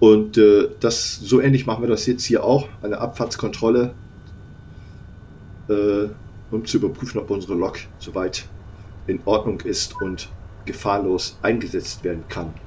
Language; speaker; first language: German; native; German